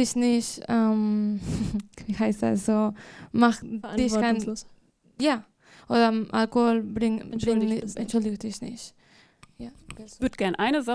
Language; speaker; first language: German; non-native, fluent; Spanish